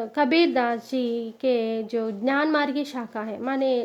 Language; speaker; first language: Hindi; non-native, local second language; Telugu